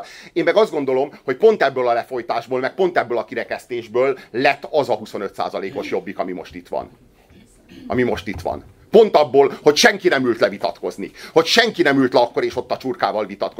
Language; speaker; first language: Hungarian; native; Hungarian